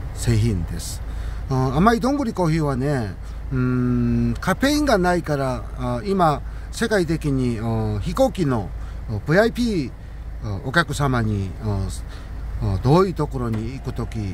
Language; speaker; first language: Japanese; non-native, learner; Korean